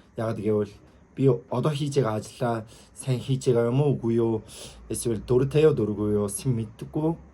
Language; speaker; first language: Mongolian; non-native, learner; Korean